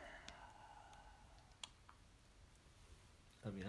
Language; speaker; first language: English; non-native, fluent; Italian